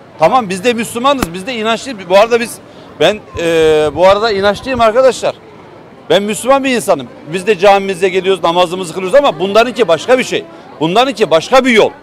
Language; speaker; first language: Turkish; native; Turkish